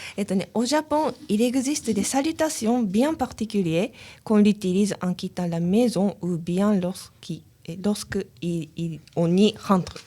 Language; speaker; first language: French; non-native, learner; Japanese